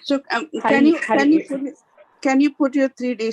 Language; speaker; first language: English; non-native, fluent; Bangla